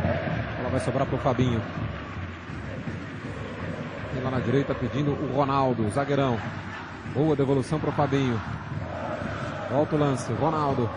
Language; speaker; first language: Portuguese; native; Portuguese